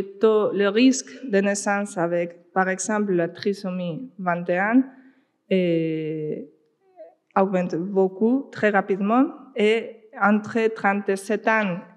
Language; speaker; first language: French; non-native, fluent; Spanish